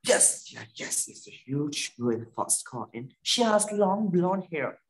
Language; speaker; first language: English; non-native, fluent; Vietnamese